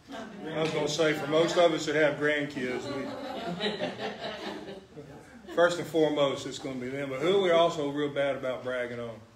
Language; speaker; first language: English; native; English